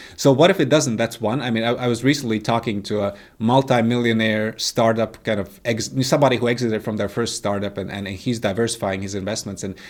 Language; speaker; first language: English; non-native, fluent; Latvian